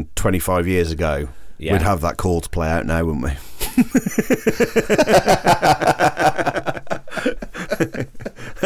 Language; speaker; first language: English; native; English